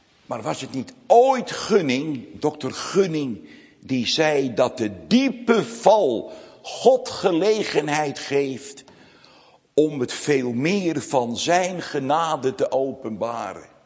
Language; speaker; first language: Dutch; native; Dutch